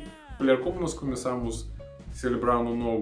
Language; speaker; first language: Portuguese; non-native, learner; Russian